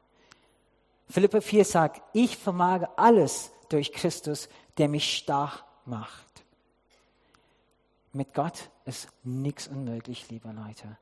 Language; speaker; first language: German; non-native, fluent; English